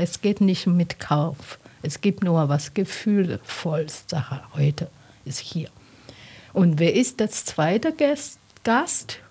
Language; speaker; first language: German; non-native, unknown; Chinese